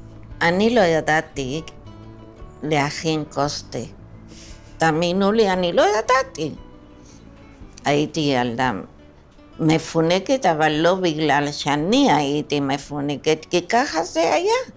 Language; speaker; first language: Hebrew; non-native, fluent; Spanish